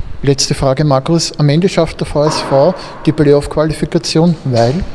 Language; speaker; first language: German; native; German